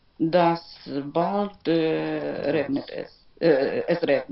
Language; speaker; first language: German; non-native, learner; Ukrainian